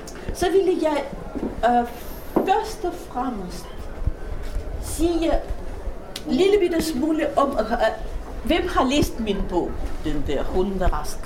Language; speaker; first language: Danish; non-native, fluent; Russian